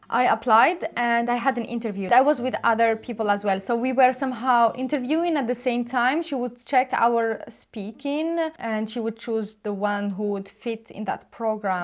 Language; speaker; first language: English; non-native, local second language; Arabic